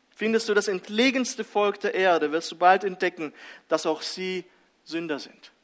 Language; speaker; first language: German; early bilingual, other home language; Russian